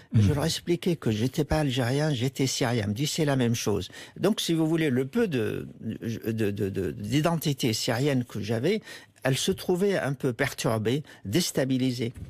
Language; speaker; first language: French; non-native, fluent; Arabic